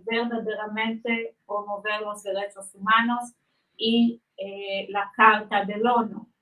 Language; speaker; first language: Spanish; non-native, fluent; Hebrew